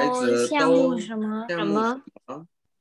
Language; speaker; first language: Chinese; non-native, learner; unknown